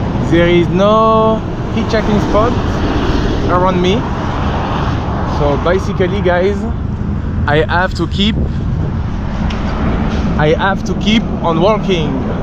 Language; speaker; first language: English; non-native, fluent; French